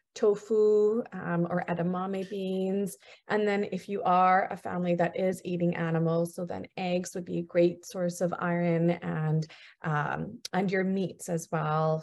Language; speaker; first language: English; early bilingual, other home language; Punjabi